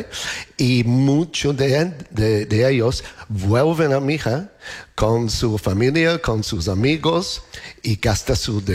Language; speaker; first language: Spanish; non-native, learner; English